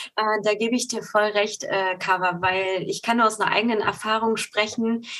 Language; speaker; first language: German; early bilingual, other home language; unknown